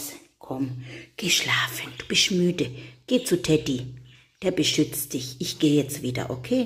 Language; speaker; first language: German; native; German